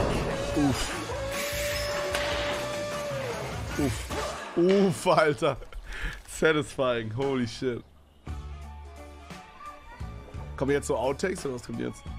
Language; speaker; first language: German; native; German